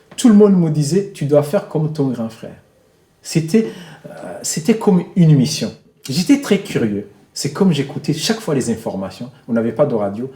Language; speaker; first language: French; non-native, local second language; Rundi